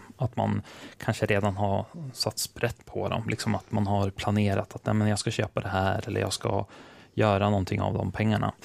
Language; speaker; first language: Swedish; early bilingual, other home language; Serbian